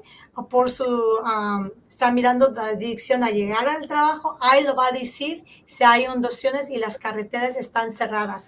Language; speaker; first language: Spanish; early bilingual, heritage; Spanish